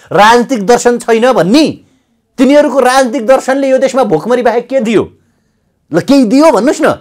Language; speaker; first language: Nepali; native; Nepali